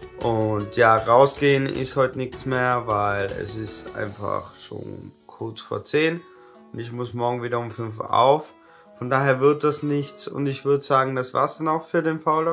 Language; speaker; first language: German; native; German